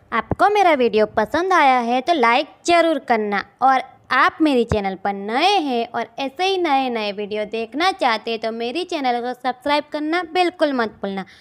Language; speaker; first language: Hindi; non-native, local second language; Gujarati